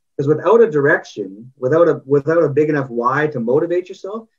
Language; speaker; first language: English; native; English